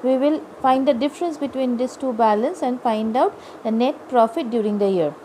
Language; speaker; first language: English; non-native, local second language; Bangla